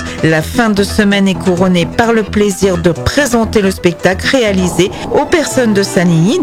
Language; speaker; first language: French; native; French